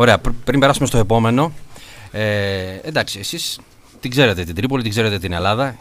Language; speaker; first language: Greek; native; Greek